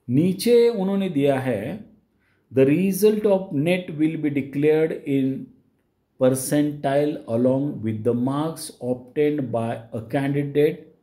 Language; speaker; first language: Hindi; non-native, local second language; Marathi